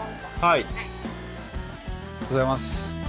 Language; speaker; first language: Japanese; non-native, learner; Spanish